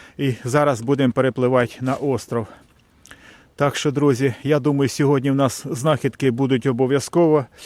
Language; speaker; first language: Ukrainian; non-native, local second language; Russian